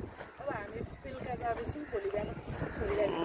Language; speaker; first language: Nepali; native; Nepali